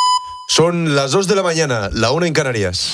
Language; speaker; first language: Spanish; native; Spanish